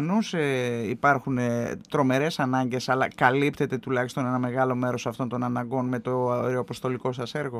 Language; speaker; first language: Greek; native; Greek